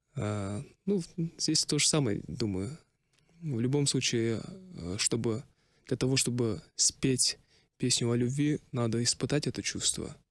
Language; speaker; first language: Russian; non-native, local second language; Kazakh